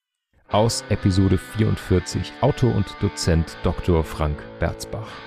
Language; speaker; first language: German; native; German